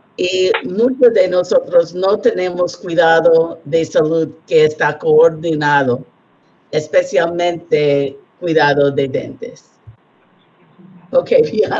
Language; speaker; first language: Spanish; non-native, learner; English